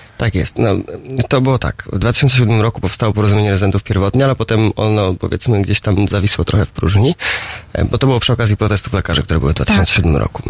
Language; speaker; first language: Polish; native; Polish